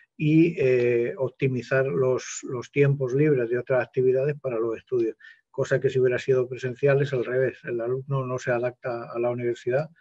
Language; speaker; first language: Spanish; native; Spanish